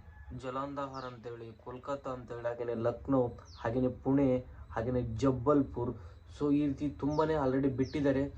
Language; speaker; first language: Kannada; native; Kannada